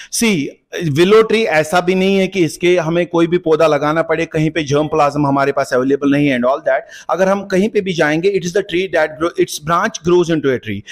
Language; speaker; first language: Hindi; non-native, local second language; Kashmiri